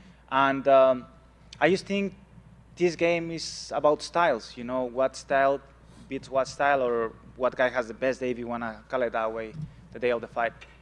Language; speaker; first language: English; non-native, fluent; Spanish